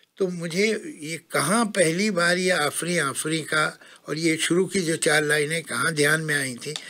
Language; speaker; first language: Hindi; native; Hindi